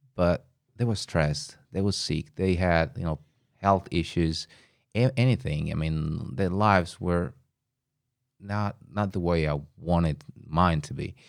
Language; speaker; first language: English; non-native, fluent; Italian